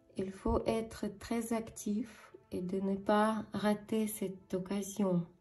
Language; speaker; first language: French; non-native, fluent; Ukrainian